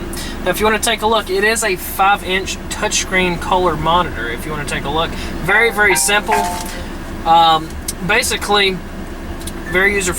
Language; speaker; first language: English; native; English